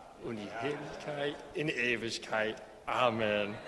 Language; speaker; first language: German; non-native, learner; English